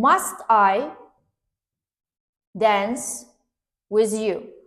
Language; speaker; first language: English; non-native, fluent; Kazakh